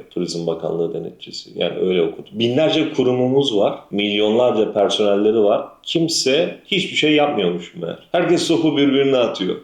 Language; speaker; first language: Turkish; native; Turkish